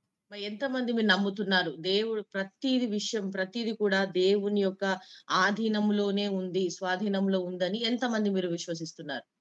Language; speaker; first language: Telugu; native; Telugu